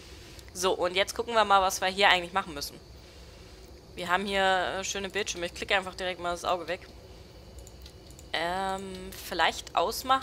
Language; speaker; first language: German; native; German